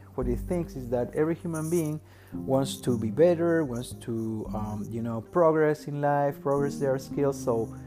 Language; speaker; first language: English; non-native, fluent; Spanish